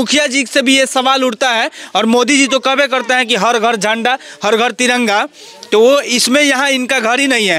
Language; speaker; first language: Hindi; native; Hindi